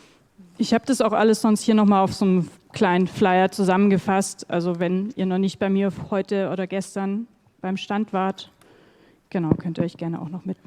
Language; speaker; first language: German; native; German